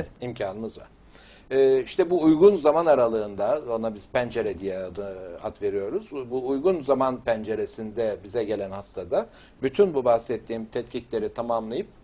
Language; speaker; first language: Turkish; native; Turkish